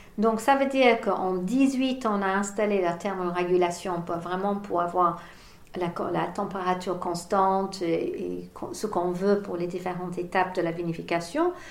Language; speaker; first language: French; non-native, fluent; English